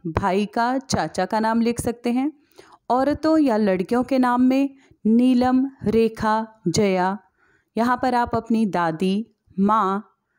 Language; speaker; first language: Hindi; native; Hindi